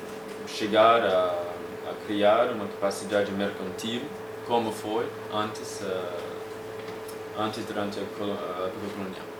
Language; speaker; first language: Portuguese; non-native, fluent; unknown